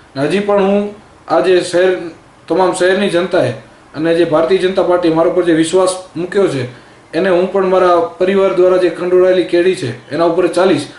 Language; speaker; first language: Gujarati; native; Gujarati